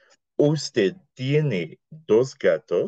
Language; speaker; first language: Spanish; non-native, fluent; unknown